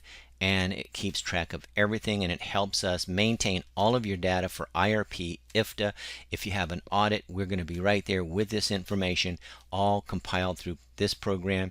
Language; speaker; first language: English; native; English